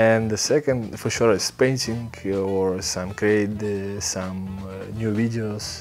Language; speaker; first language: English; non-native, learner; Belarusian